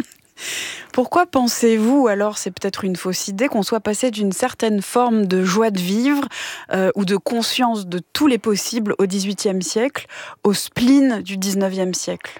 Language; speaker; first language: French; native; French